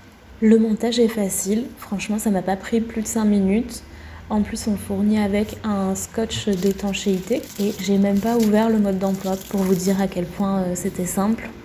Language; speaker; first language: French; native; French